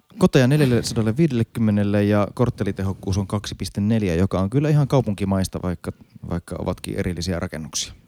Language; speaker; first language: Finnish; native; Finnish